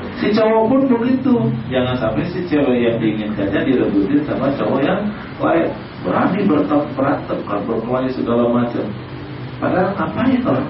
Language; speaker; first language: Indonesian; non-native, local second language; Sundanese